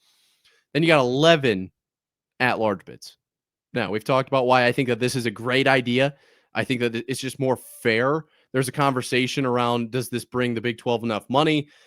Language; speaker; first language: English; native; English